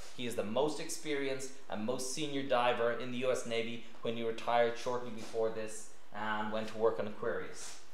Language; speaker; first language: English; native; English